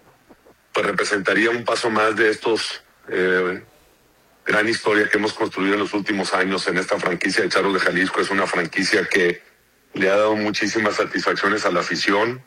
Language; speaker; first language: Spanish; native; Spanish